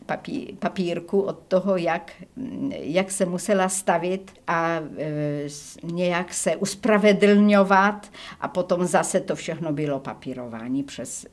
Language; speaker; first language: Czech; early bilingual, heritage; Czech